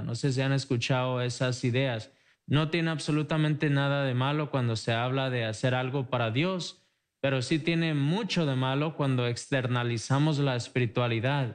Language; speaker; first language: Spanish; native; Spanish